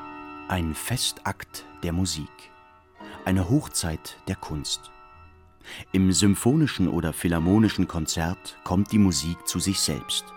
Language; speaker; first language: German; native; German